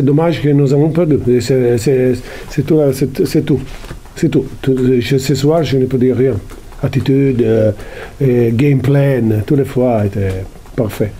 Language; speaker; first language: French; non-native, learner; Italian